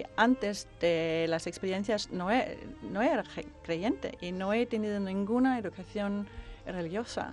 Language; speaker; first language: Spanish; non-native, fluent; Danish